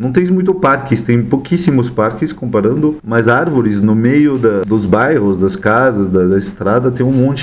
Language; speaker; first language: Portuguese; non-native, fluent; French